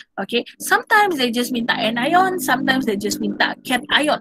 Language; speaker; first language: English; non-native, local second language; Malay